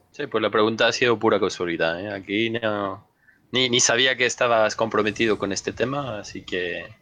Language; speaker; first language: Spanish; non-native, fluent; French